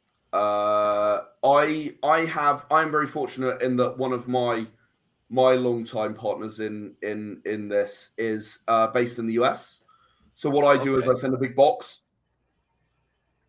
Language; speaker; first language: English; native; English